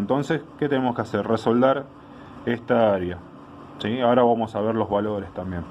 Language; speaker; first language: Spanish; native; Spanish